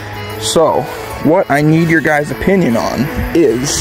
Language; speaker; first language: English; native; English